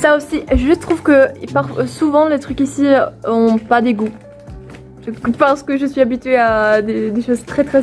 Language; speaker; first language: French; non-native, fluent; Swedish